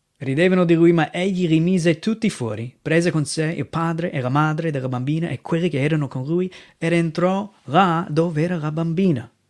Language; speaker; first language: Italian; non-native, fluent; English